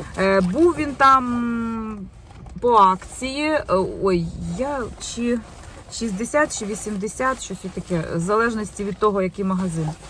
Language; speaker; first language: Ukrainian; non-native, local second language; Russian